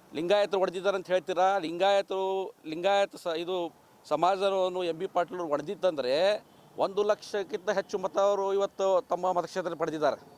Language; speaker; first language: Kannada; native; Kannada